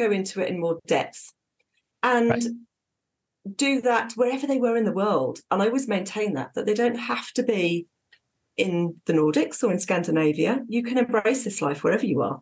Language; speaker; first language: English; native; English